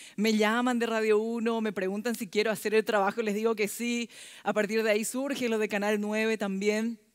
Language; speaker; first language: Spanish; early bilingual, other home language; Korean